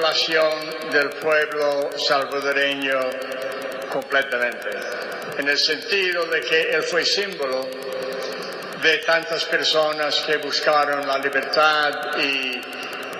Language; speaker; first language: Spanish; non-native, fluent; English